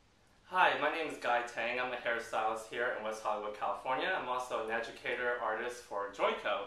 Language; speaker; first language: English; native; English